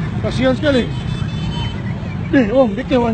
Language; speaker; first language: Indonesian; native; Indonesian